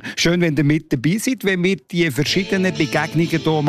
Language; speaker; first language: German; native; German